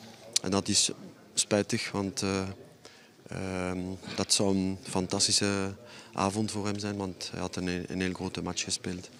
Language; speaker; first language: Dutch; non-native, fluent; French